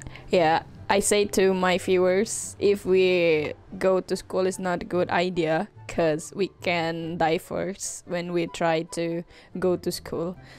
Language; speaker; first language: English; non-native, learner; Indonesian